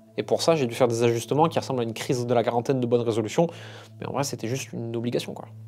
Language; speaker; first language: French; native; French